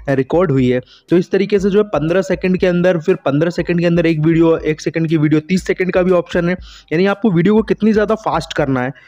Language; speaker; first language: Hindi; native; Hindi